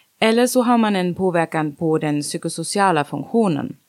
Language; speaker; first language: Swedish; non-native, fluent; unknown